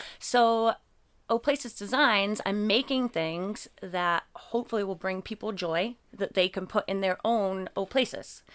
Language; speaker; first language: English; native; English